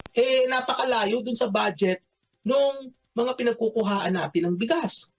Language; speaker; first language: Filipino; native; Filipino